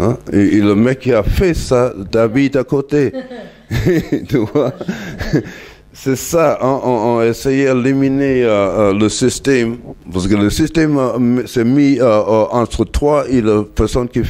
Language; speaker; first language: French; non-native, learner; English